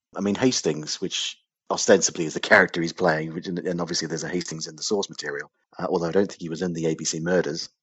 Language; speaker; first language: English; native; English